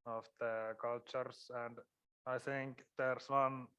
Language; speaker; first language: English; non-native, fluent; Finnish